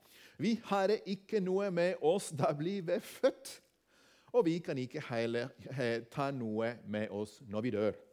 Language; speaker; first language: Norwegian; non-native, fluent; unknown